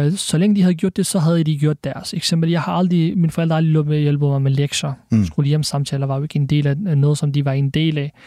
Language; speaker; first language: Danish; early bilingual, other home language; Arabic